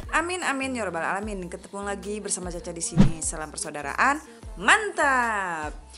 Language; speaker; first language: Indonesian; native; Indonesian